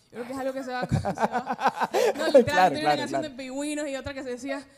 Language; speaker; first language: Spanish; native; Spanish